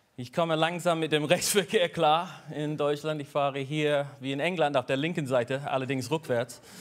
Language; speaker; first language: German; non-native, fluent; English